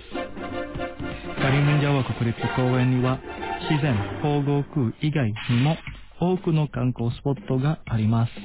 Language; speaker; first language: Japanese; non-native, fluent; Indonesian